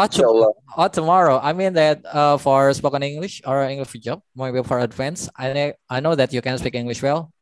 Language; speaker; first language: English; non-native, learner; Indonesian